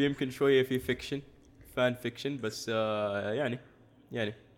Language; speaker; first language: Arabic; native; Arabic